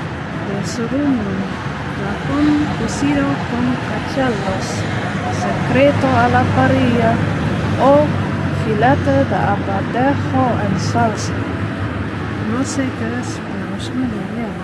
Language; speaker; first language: Spanish; non-native, fluent; Dutch